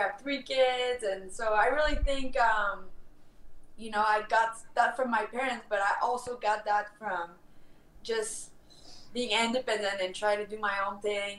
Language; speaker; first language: English; non-native, fluent; French